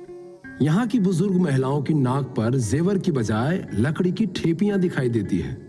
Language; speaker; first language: Hindi; native; Hindi